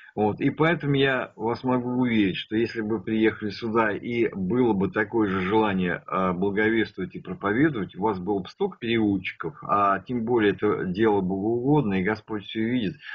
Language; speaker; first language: Russian; native; Russian